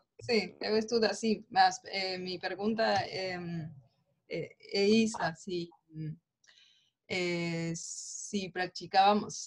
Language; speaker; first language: Portuguese; non-native, learner; Spanish